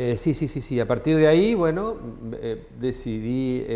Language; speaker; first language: Spanish; native; Spanish